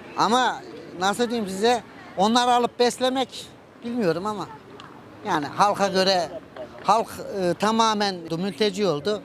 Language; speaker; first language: Turkish; native; Turkish